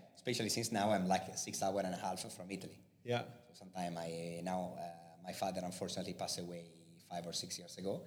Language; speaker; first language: English; non-native, fluent; Italian